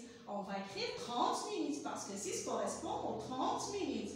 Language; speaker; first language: French; non-native, local second language; Arabic